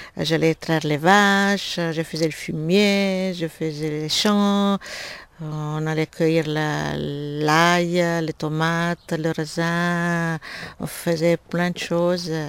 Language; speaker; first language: French; non-native, fluent; Italian